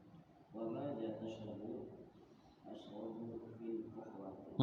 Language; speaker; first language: Arabic; non-native, learner; Indonesian